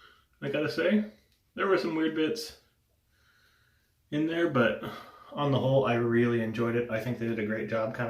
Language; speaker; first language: English; native; English